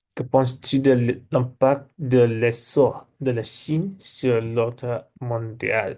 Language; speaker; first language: French; non-native, learner; English